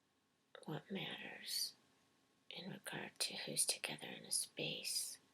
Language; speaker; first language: English; native; English